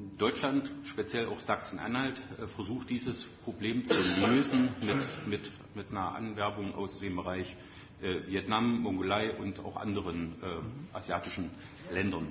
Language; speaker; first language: German; native; German